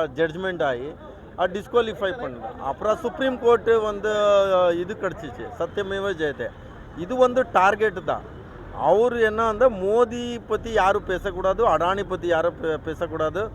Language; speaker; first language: Tamil; non-native, local second language; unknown